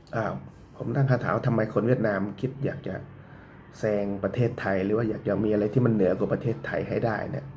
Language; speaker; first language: Thai; native; Thai